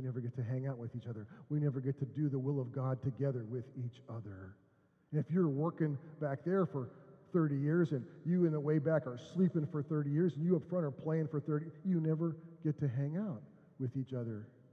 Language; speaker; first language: English; native; English